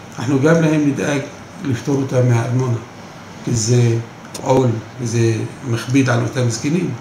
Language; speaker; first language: Hebrew; non-native, local second language; Arabic